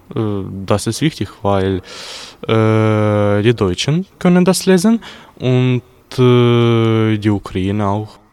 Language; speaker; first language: German; non-native, learner; Ukrainian